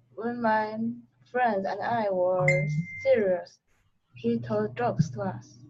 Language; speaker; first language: English; non-native, learner; Chinese